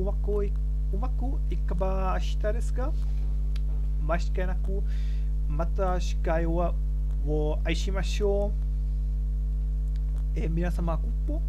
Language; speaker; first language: Japanese; non-native, learner; German